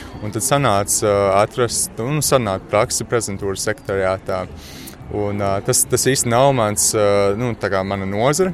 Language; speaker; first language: Latvian; early bilingual, heritage; Latvian